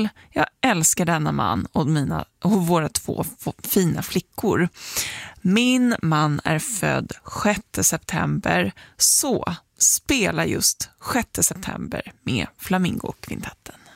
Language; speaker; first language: Swedish; native; Swedish